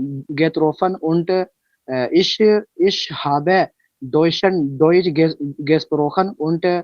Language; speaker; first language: German; non-native, learner; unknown